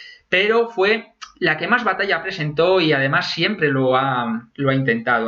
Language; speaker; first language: Spanish; native; Spanish